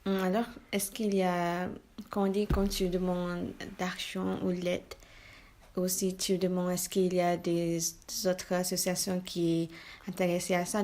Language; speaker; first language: French; non-native, learner; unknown